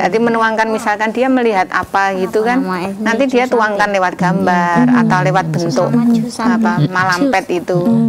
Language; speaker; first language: Indonesian; native; Indonesian